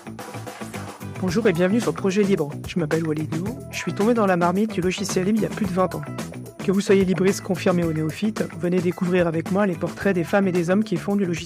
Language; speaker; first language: French; native; French